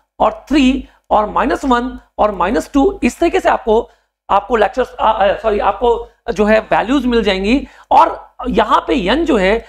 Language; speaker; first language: Hindi; native; Hindi